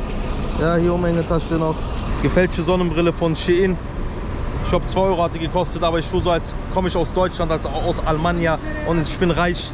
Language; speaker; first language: German; early bilingual, other home language; Turkish